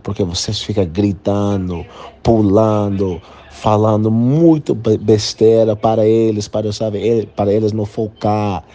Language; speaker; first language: Portuguese; non-native, learner; English